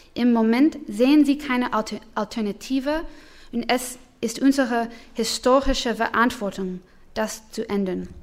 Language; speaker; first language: German; non-native, learner; English